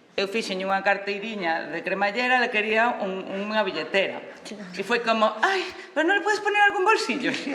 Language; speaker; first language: Galician; non-native, local second language; Spanish